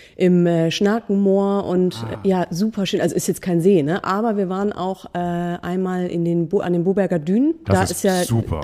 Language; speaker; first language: German; native; German